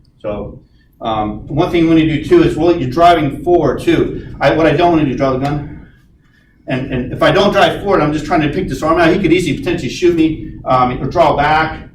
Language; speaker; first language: English; native; English